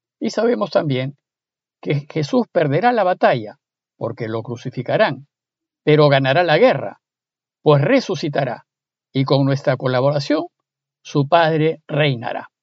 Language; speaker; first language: Spanish; native; Spanish